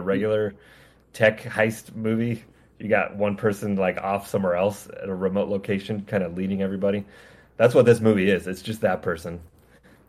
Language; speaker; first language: English; native; English